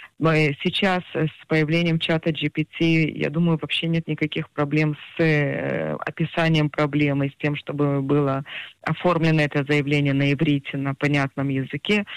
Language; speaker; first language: Russian; early bilingual, heritage; Russian